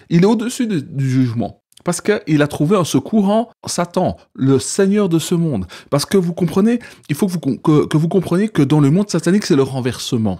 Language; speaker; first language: French; native; French